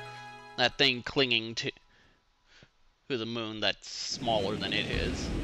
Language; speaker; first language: English; native; English